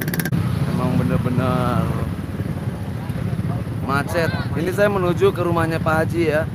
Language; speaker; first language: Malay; non-native, local second language; Sundanese